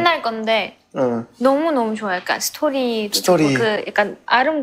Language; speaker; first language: Korean; non-native, fluent; Chinese